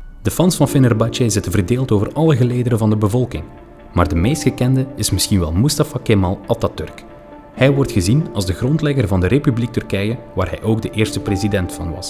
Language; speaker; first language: Dutch; native; Dutch